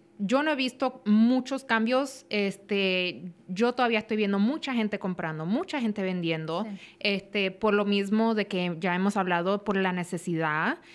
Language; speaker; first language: Spanish; early bilingual, heritage; Spanish